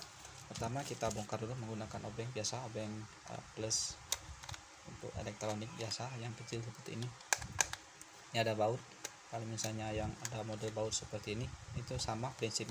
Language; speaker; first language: Indonesian; native; Indonesian